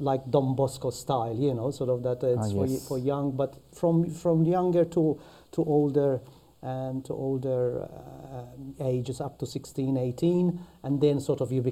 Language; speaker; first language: English; non-native, fluent; Maltese